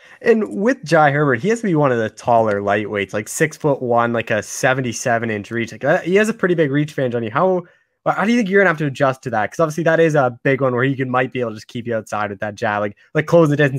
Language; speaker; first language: English; native; English